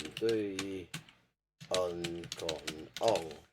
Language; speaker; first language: Vietnamese; non-native, learner; English